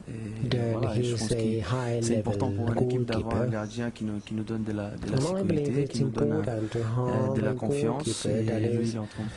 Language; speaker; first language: French; non-native, fluent; Portuguese